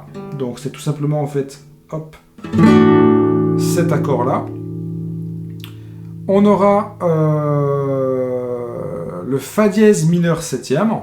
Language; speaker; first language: French; native; French